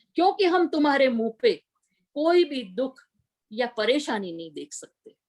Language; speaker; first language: Hindi; non-native, local second language; Gujarati